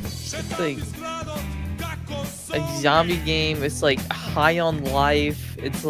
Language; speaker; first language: English; native; English